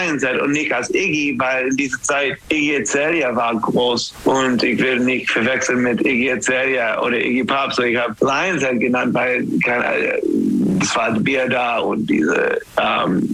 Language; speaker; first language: German; non-native, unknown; English